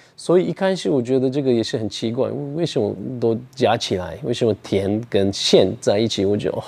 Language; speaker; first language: Chinese; non-native, fluent; Turkish